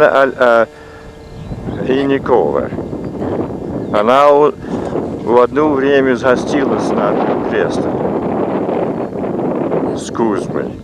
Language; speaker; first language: Russian; early bilingual, heritage; Russian